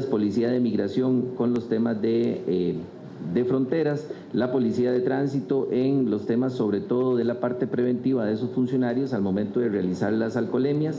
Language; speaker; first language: Spanish; native; Spanish